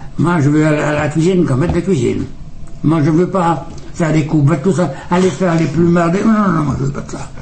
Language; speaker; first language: French; native; French